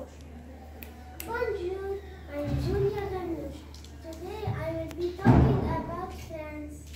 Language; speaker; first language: English; non-native, learner; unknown